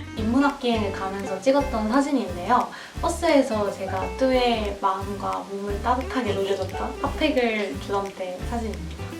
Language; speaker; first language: Korean; native; Korean